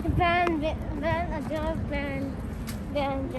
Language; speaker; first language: Turkish; early bilingual, heritage; Turkish